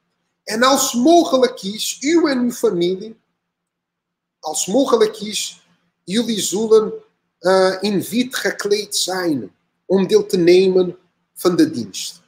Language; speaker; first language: Dutch; non-native, learner; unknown